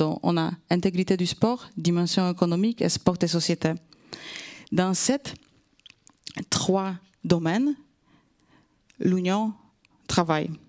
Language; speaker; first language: French; non-native, fluent; Polish